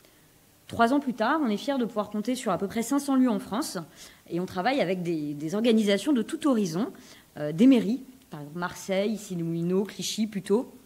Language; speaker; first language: French; native; French